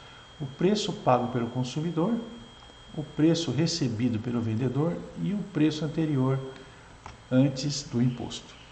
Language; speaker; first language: Portuguese; native; Portuguese